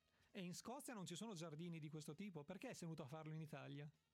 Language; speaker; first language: Italian; native; Italian